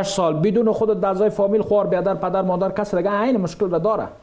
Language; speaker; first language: Persian; native; Persian